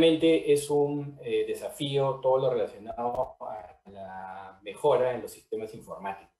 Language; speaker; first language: Spanish; native; Spanish